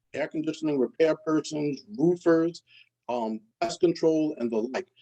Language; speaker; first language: English; native; English